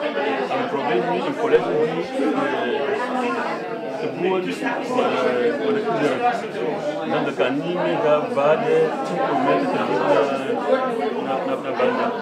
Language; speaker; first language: Dutch; non-native, learner; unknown